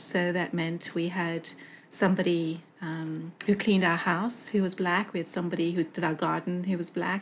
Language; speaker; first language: English; native; English